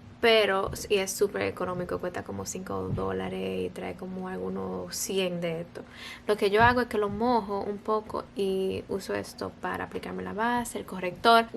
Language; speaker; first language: Spanish; early bilingual, heritage; Spanish